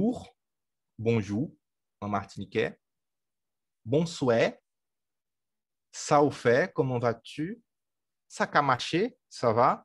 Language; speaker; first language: French; native; French